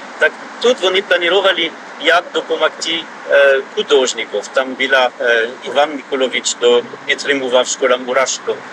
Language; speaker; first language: Ukrainian; non-native, learner; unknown